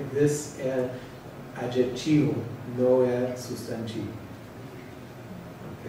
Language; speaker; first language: Portuguese; non-native, fluent; English